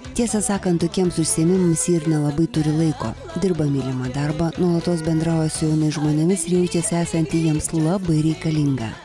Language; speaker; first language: Lithuanian; native; Lithuanian